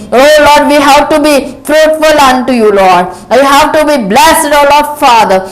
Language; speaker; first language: English; non-native, local second language; Telugu